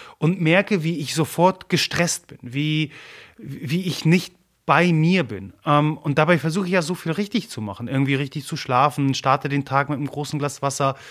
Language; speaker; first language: German; early bilingual, other home language; Polish